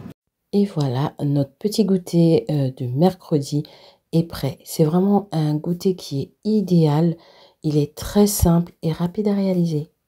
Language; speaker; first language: French; native; French